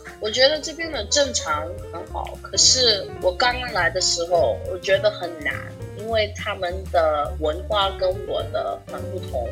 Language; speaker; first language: Chinese; non-native, fluent; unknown